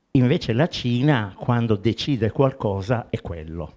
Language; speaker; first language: Italian; native; Italian